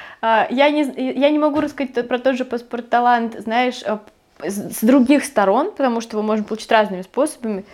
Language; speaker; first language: Russian; native; Russian